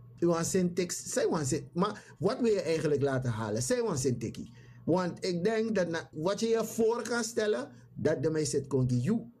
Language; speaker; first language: Dutch; native; Dutch